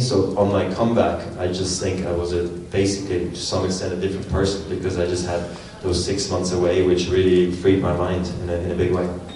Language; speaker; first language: English; non-native, fluent; German